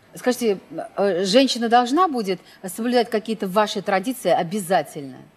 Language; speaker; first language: Russian; native; Russian